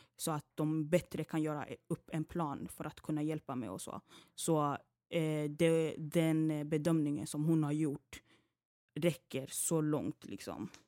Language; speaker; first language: Swedish; early bilingual, other home language; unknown